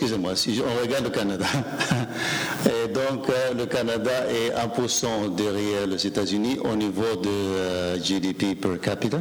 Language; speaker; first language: French; non-native, fluent; Spanish